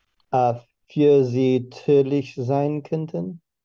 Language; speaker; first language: German; non-native, learner; English